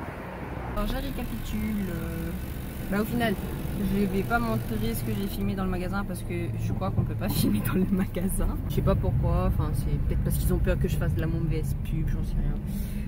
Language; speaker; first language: French; native; French